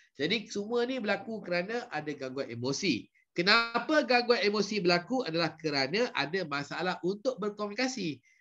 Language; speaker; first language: Malay; native; Malay